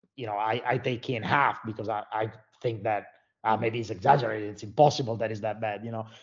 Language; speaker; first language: English; non-native, fluent; Italian